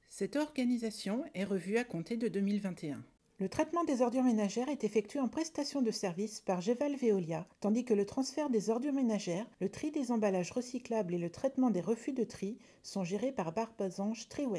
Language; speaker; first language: French; native; French